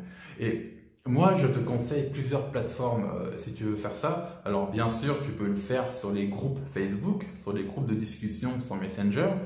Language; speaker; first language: French; native; French